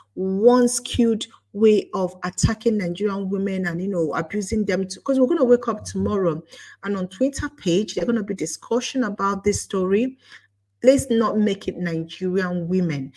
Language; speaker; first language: English; non-native, local second language; Igbo